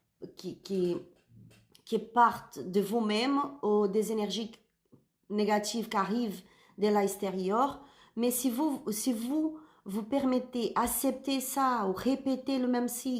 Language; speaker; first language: French; non-native, learner; Spanish